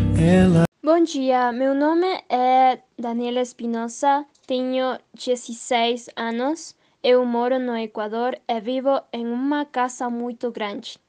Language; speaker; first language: Portuguese; non-native, learner; Spanish